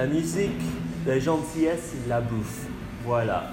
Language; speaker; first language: French; non-native, learner; English